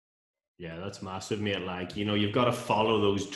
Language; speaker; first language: English; native; English